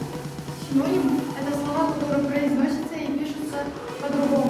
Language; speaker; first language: Russian; non-native, local second language; Kazakh